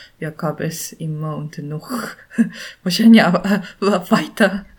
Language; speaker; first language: German; non-native, learner; Korean